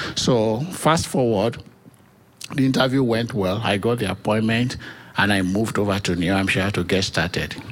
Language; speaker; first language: English; non-native, local second language; Yoruba